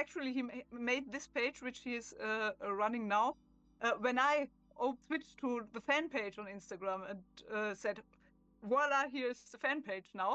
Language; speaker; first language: English; non-native, fluent; German